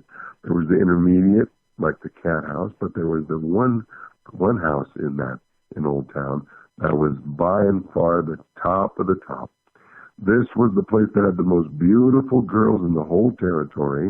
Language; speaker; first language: English; native; English